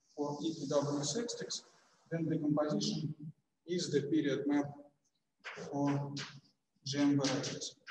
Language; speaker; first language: English; non-native, fluent; Russian